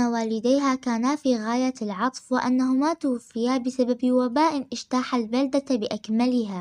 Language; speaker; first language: Arabic; native; Arabic